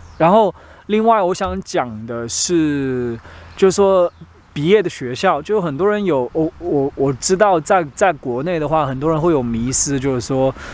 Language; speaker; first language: Chinese; native; Chinese